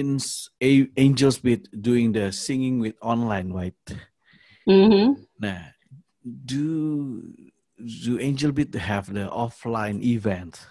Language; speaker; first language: English; non-native, learner; Indonesian